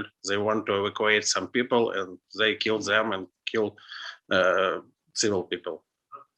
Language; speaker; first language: English; non-native, learner; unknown